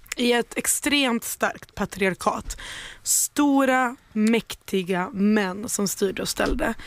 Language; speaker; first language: Swedish; early bilingual, other home language; Spanish